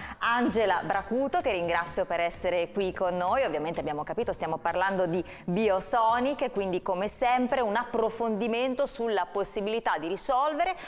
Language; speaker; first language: Italian; native; Italian